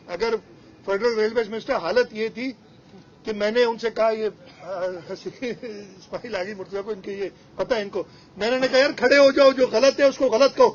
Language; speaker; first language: Urdu; non-native, local second language; Sindhi